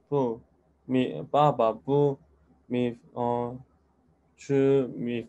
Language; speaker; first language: Chinese; non-native, learner; Korean